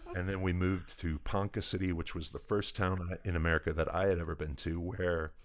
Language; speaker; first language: English; native; English